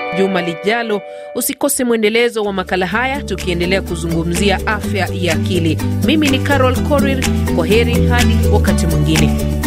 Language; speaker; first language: Swahili; non-native, local second language; Kalenjin